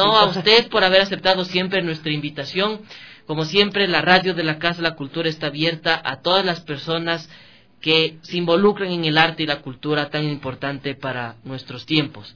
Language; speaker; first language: Spanish; native; Spanish